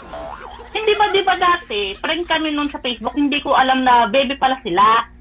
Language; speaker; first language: Filipino; native; Filipino